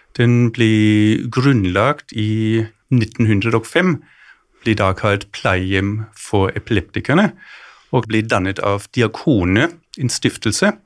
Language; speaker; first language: Norwegian; non-native, fluent; German